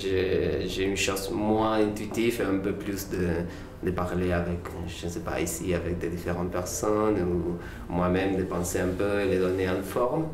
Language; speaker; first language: French; non-native, learner; Spanish